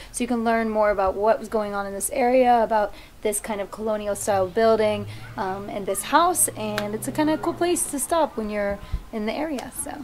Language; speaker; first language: English; native; English